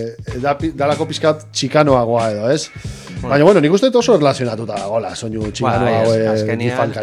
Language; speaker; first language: Basque; native; Basque